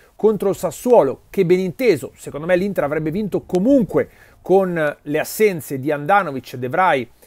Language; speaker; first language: Italian; native; Italian